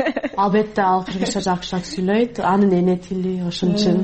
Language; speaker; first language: Kyrgyz; non-native, fluent; English